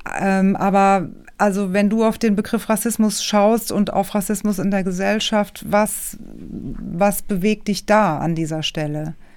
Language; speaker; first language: German; native; German